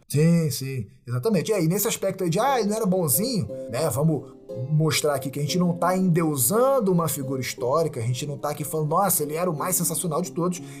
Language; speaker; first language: Portuguese; native; Portuguese